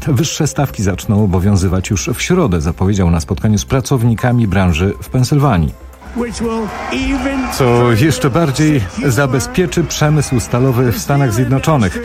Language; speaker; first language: Polish; native; Polish